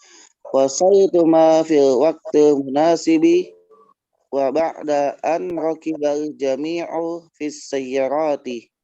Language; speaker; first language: Arabic; non-native, learner; Indonesian